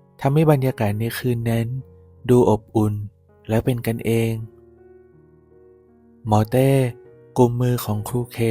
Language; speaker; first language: Thai; native; Thai